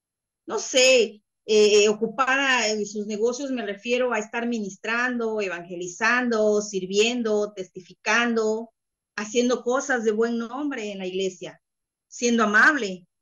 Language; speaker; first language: Spanish; native; Spanish